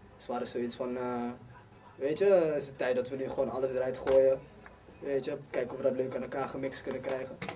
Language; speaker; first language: Dutch; early bilingual, other home language; Somali